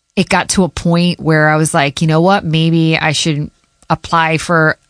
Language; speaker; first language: English; early bilingual, other home language; Portuguese